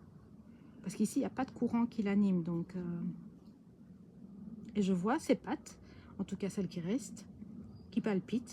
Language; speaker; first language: French; native; French